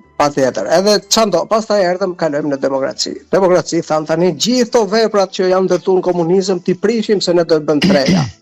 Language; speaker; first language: Albanian; native; Albanian